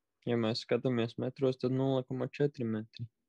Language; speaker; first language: Latvian; native; Latvian